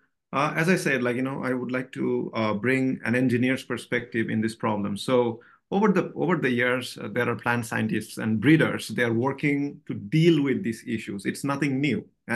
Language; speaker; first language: English; non-native, local second language; Bangla